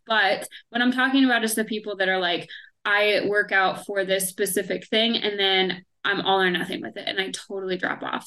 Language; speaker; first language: English; native; English